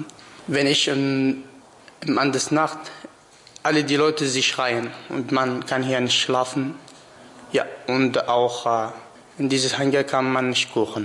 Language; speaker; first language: German; non-native, learner; Arabic